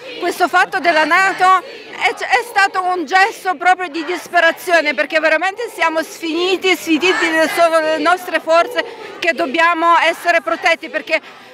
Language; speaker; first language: Italian; non-native, fluent; Ukrainian